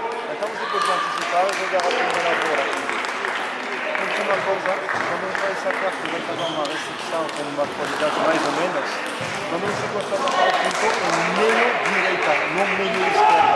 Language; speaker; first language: Portuguese; non-native, fluent; French